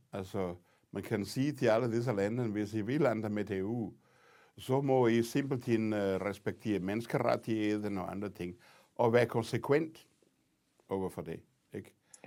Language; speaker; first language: Danish; non-native, fluent; Portuguese